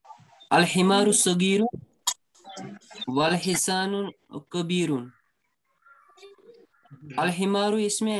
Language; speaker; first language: Arabic; non-native, learner; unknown